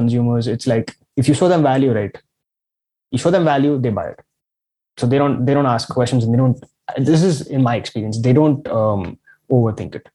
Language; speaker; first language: English; non-native, local second language; Marathi